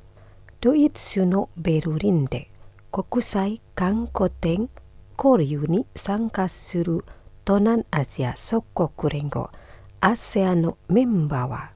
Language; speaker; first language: Japanese; non-native, fluent; Indonesian